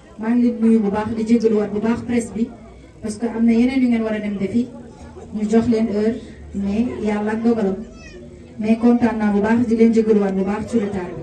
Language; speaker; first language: Wolof; native; Wolof